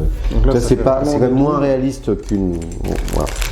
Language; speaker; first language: French; native; French